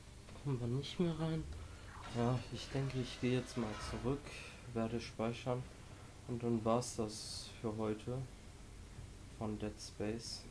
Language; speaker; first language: German; native; German